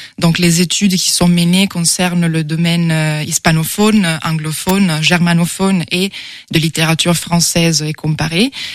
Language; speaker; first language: French; non-native, fluent; Italian